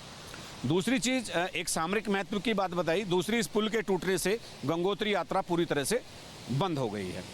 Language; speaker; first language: Hindi; native; Hindi